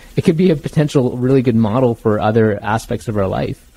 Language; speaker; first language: English; native; English